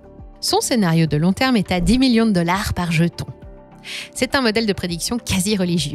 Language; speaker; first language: French; native; French